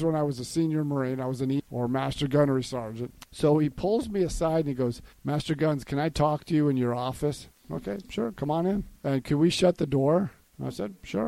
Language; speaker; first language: English; native; English